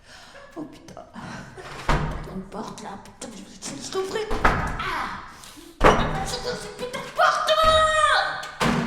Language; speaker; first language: French; native; French